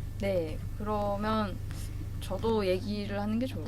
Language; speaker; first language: Korean; native; Korean